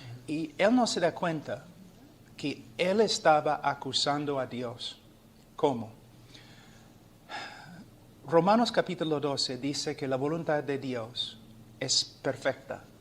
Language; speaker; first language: Spanish; non-native, fluent; English